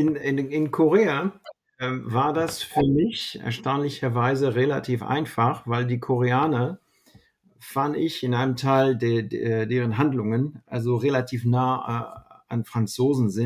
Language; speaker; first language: German; non-native, fluent; French